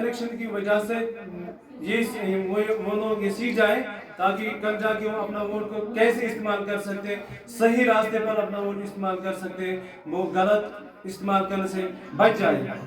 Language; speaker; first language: Hindi; non-native, local second language; Kashmiri